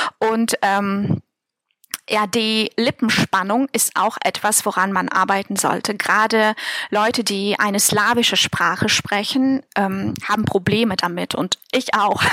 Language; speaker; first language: German; non-native, fluent; Russian